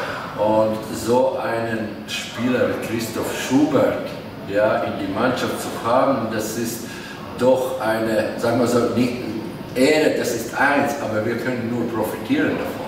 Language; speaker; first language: German; non-native, fluent; Latvian